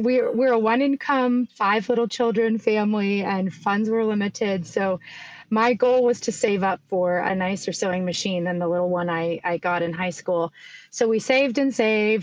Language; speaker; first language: English; native; English